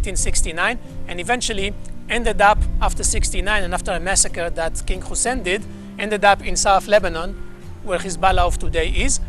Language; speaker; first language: English; non-native, fluent; Hebrew